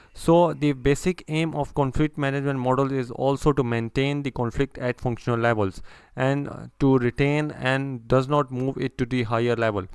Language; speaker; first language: English; non-native, local second language; Urdu